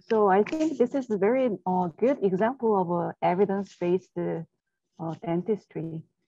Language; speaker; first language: English; non-native, fluent; Korean